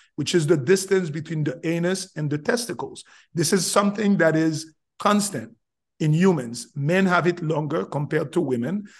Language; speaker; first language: English; non-native, fluent; Haitian Creole